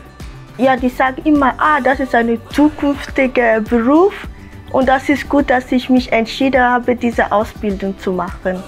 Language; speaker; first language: German; non-native, learner; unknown